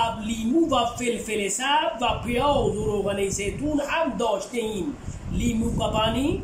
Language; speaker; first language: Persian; non-native, fluent; Urdu